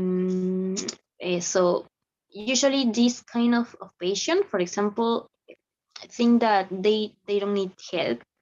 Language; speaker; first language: English; non-native, learner; Spanish